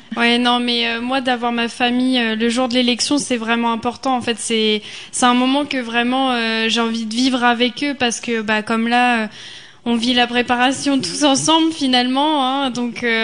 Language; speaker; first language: French; native; French